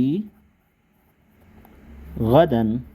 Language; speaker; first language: Arabic; non-native, fluent; Indonesian